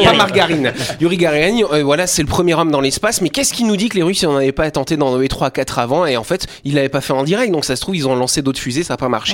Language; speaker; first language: French; native; French